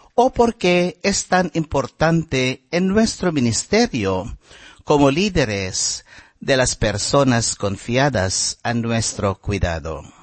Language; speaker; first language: Spanish; non-native, fluent; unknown